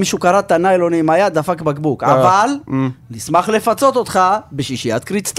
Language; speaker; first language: Hebrew; native; Hebrew